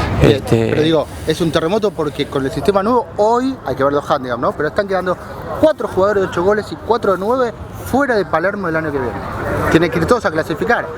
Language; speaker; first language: Spanish; native; Spanish